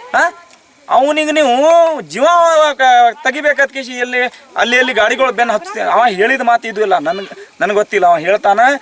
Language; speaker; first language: Kannada; non-native, local second language; Lambadi